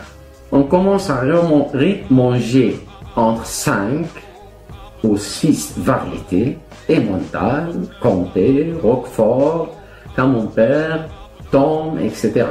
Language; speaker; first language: French; non-native, fluent; Arabic